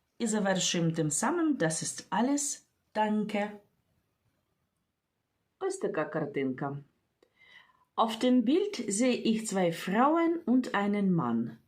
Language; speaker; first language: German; non-native, fluent; Ukrainian